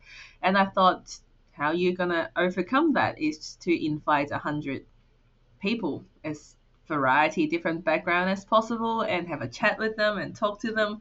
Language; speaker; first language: English; non-native, local second language; Cantonese